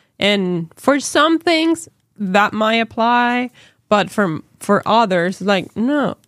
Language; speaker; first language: English; non-native, fluent; Spanish